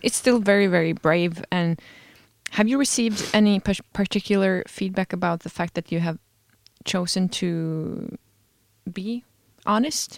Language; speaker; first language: English; non-native, fluent; Norwegian